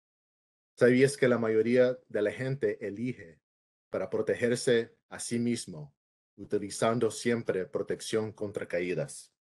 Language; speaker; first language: Spanish; early bilingual, heritage; English